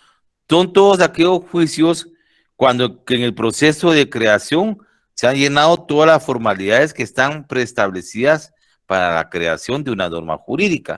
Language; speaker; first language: Spanish; native; Spanish